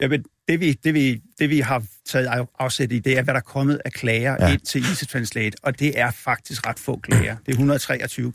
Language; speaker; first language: Danish; native; Danish